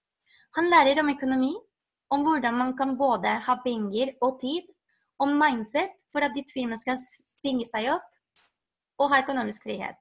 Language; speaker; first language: Norwegian; non-native, fluent; Spanish